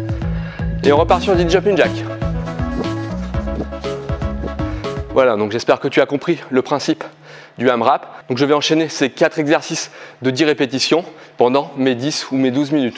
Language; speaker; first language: French; native; French